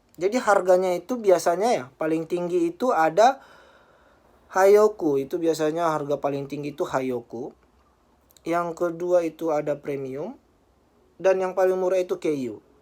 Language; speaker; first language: Indonesian; native; Indonesian